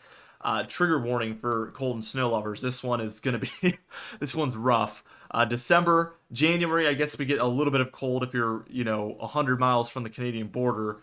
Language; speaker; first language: English; native; English